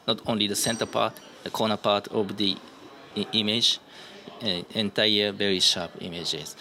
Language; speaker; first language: English; non-native, learner; Japanese